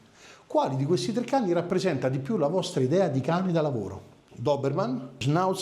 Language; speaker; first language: Italian; native; Italian